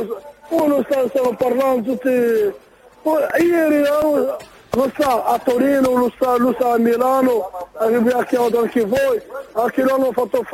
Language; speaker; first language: Italian; non-native, learner; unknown